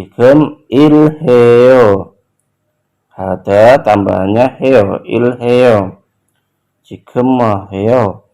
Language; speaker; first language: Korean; non-native, fluent; Indonesian